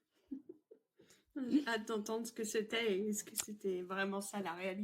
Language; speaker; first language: French; native; French